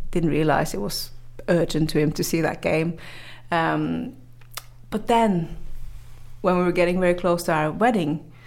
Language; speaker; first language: English; non-native, fluent; Norwegian